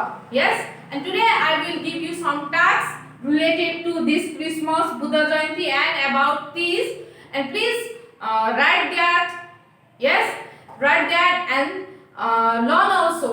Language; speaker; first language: English; non-native, local second language; Nepali